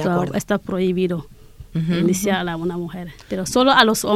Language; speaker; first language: Spanish; non-native, learner; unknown